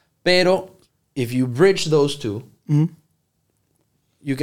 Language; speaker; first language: English; early bilingual, other home language; Spanish